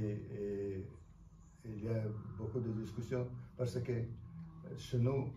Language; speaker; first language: French; non-native, fluent; Russian